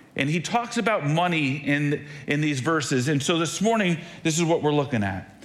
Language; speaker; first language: English; native; English